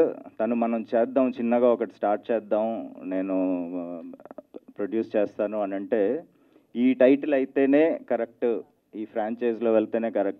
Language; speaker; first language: Telugu; native; Telugu